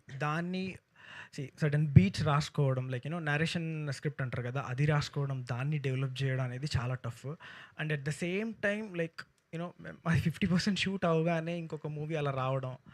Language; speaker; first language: Telugu; native; Telugu